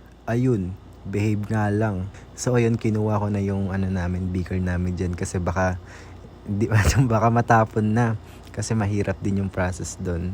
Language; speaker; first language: Filipino; native; Filipino